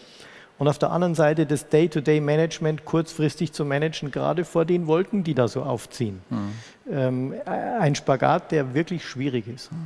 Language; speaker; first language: German; native; German